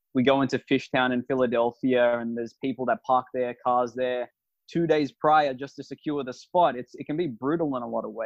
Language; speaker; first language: English; native; English